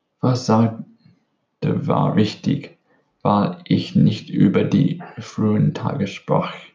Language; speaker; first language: German; non-native, learner; English